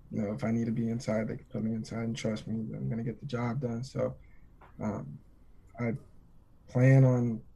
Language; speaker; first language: English; native; English